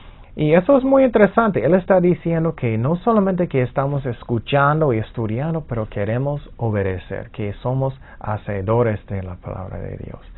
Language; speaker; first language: Spanish; non-native, fluent; English